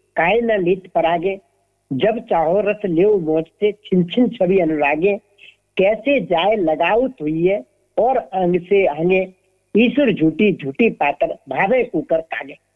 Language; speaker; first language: Hindi; native; Hindi